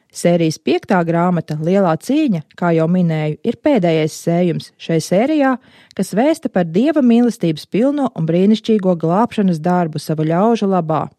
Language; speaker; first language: Latvian; native; Latvian